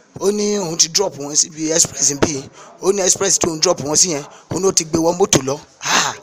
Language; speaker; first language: Yoruba; native; Yoruba